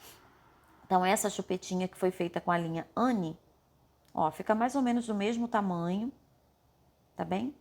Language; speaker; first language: Portuguese; native; Portuguese